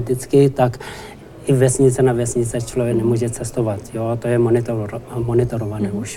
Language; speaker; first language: Czech; non-native, learner; Tibetan